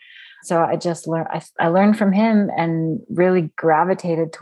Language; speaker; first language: English; native; English